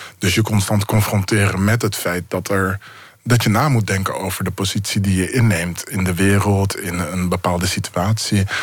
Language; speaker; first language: Dutch; native; Dutch